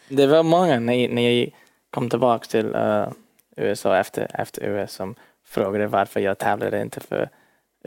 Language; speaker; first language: Swedish; early bilingual, heritage; English